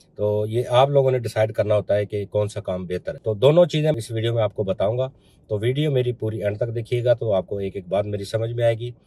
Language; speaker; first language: Urdu; non-native, local second language; Punjabi